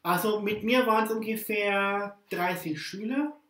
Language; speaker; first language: German; early bilingual, other home language; English